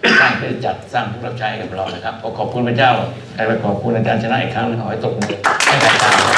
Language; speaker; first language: Thai; native; Thai